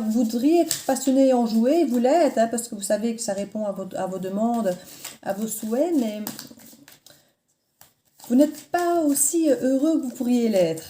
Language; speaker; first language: French; native; French